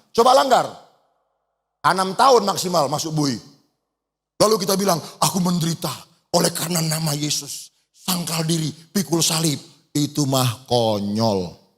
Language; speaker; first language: Indonesian; native; Indonesian